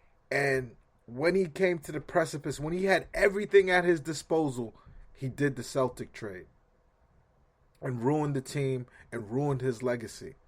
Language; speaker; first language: English; native; English